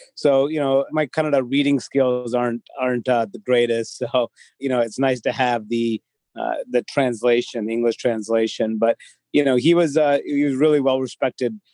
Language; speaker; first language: English; native; English